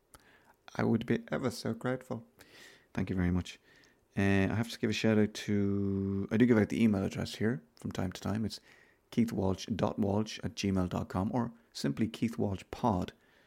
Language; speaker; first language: English; native; English